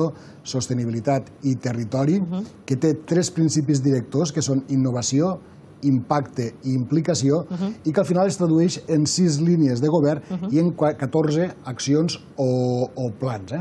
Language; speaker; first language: Catalan; native; Catalan